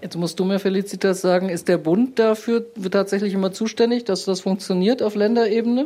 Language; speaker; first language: German; native; German